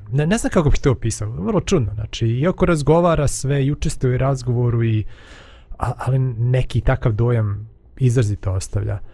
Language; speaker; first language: Bosnian; native; Bosnian